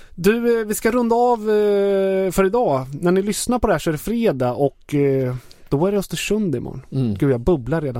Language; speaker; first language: Swedish; native; Swedish